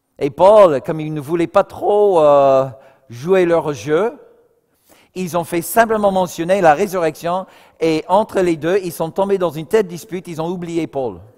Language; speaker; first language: French; non-native, fluent; English